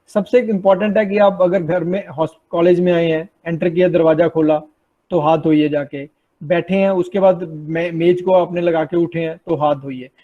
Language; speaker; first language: Hindi; non-native, local second language; Punjabi